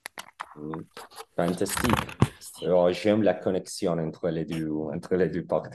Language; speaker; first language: French; non-native, learner; Spanish